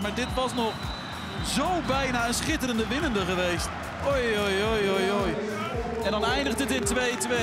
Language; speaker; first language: Dutch; native; Dutch